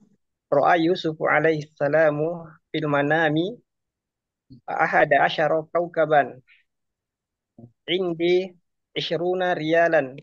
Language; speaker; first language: Arabic; non-native, learner; Indonesian